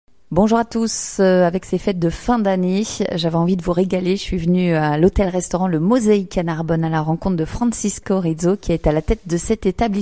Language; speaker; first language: French; native; French